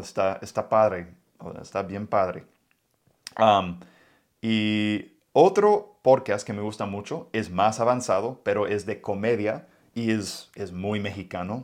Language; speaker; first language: Spanish; non-native, fluent; English